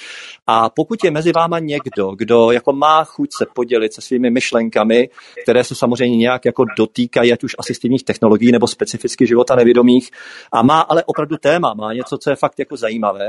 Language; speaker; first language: Czech; native; Czech